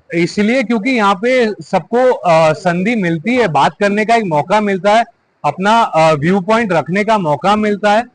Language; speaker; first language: Hindi; non-native, local second language; Marathi